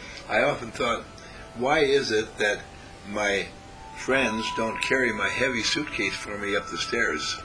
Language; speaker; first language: English; native; English